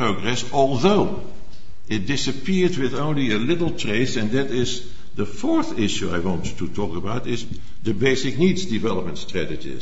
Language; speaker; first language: English; non-native, fluent; Dutch